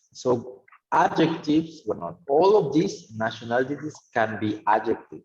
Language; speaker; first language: English; non-native, fluent; Spanish